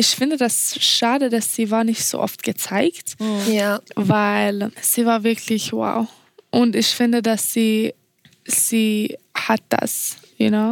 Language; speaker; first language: German; non-native, fluent; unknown